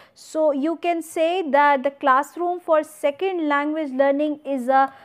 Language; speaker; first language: English; non-native, local second language; Hindi